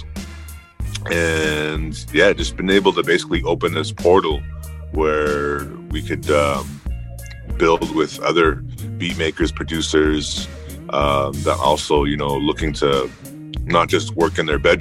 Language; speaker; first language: English; native; English